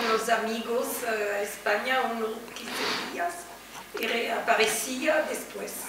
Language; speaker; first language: Spanish; early bilingual, heritage; French